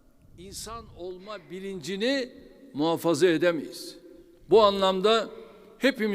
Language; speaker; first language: Turkish; native; Turkish